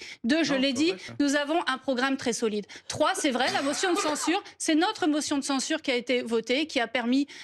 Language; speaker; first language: French; native; French